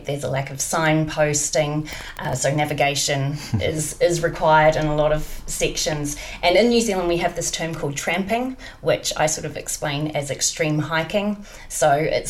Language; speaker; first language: English; native; English